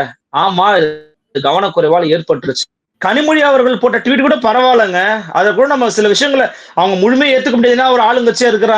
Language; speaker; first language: Tamil; native; Tamil